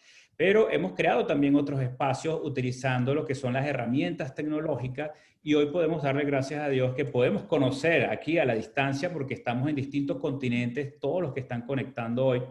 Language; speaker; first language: Spanish; native; Spanish